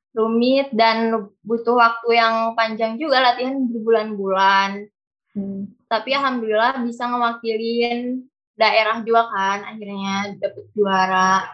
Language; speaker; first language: Indonesian; native; Indonesian